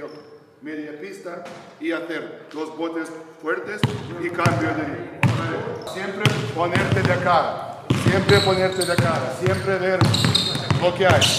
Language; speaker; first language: Spanish; non-native, fluent; Lithuanian